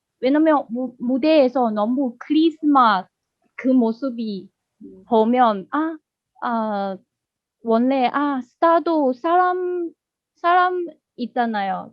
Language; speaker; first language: Korean; non-native, learner; Chinese